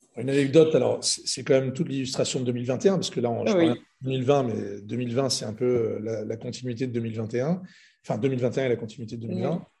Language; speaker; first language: French; non-native, local second language; Arabic